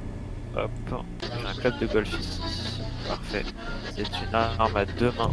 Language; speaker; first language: French; native; French